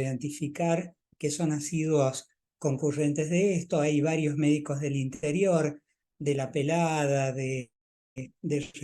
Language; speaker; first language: Spanish; native; Spanish